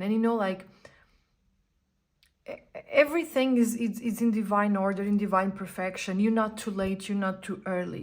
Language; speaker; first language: English; non-native, fluent; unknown